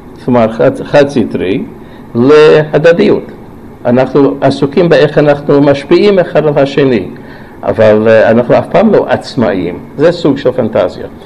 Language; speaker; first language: Hebrew; non-native, fluent; English